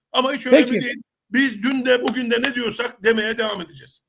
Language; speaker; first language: Turkish; native; Turkish